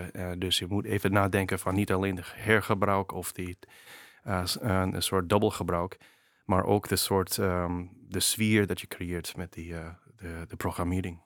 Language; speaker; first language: Dutch; non-native, fluent; English